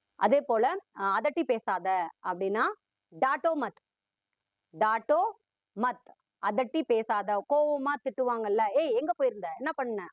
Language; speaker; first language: Tamil; early bilingual, heritage; Tamil